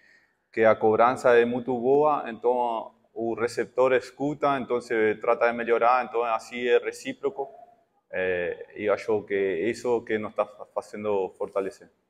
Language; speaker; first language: Portuguese; non-native, fluent; Spanish